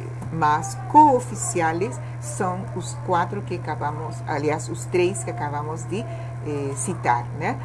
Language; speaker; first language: Portuguese; non-native, fluent; Spanish